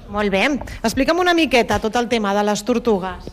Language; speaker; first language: Catalan; native; Catalan